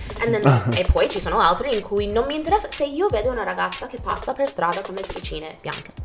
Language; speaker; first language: Italian; non-native, fluent; Jamaican Creole English